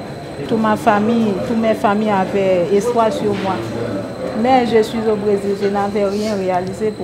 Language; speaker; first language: French; non-native, local second language; Haitian Creole